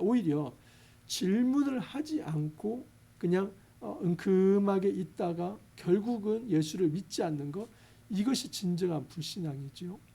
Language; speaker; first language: Korean; native; Korean